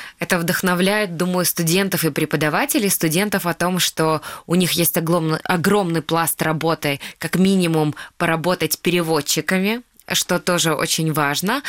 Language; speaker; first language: Russian; non-native, local second language; Crimean Tatar